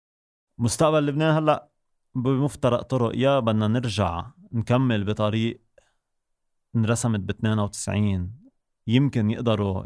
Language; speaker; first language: Arabic; native; Arabic